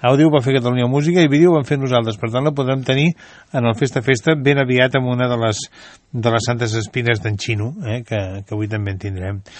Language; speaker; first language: Catalan; native; Catalan